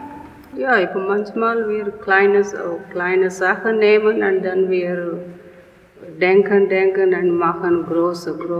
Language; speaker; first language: German; non-native, learner; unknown